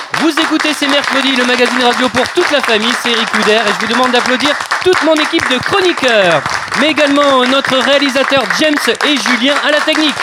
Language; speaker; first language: French; native; French